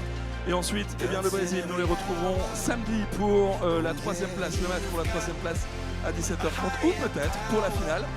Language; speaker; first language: French; native; French